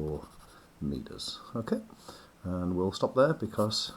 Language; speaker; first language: English; native; English